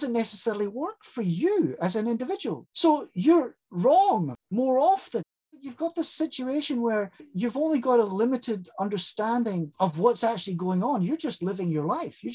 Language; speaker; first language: English; native; English